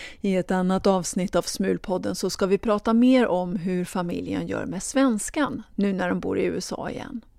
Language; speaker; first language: Swedish; native; Swedish